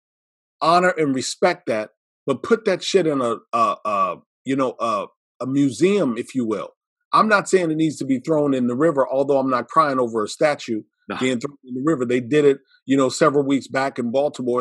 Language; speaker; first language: English; native; English